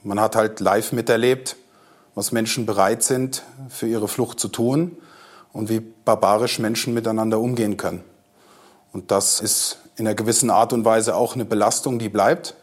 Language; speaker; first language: German; native; German